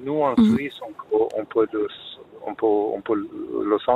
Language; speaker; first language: French; non-native, fluent; Persian